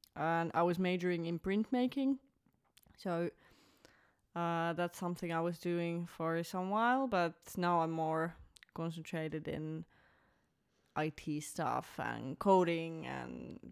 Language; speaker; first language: English; non-native, fluent; Finnish